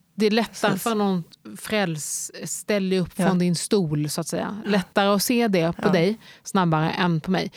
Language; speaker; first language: Swedish; native; Swedish